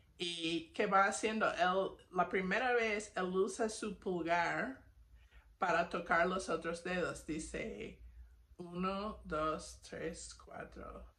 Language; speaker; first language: Spanish; non-native, fluent; English